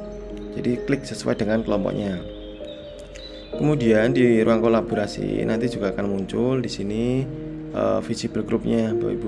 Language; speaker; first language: Indonesian; native; Indonesian